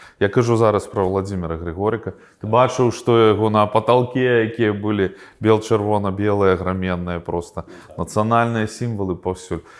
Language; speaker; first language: Belarusian; non-native, local second language; Russian